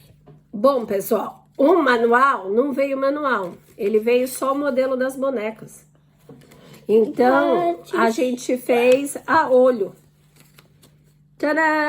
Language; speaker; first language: Portuguese; native; Portuguese